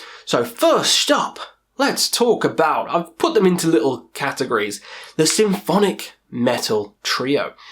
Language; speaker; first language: English; native; English